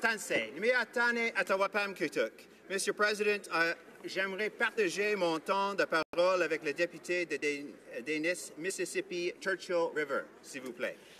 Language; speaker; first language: French; non-native, fluent; English